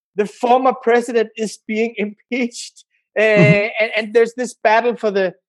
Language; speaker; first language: English; non-native, fluent; Danish